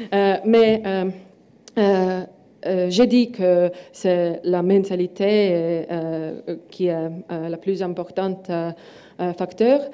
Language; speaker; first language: French; non-native, learner; Estonian